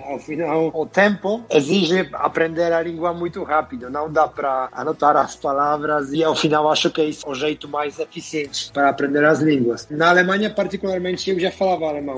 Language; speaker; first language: Portuguese; non-native, fluent; Polish